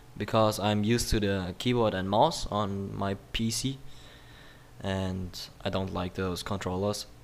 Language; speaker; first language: English; non-native, learner; German